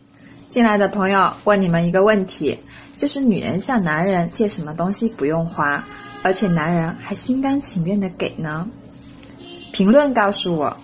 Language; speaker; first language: Chinese; native; Chinese